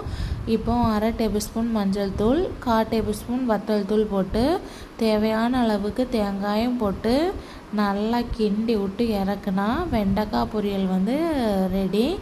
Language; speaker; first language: Tamil; native; Tamil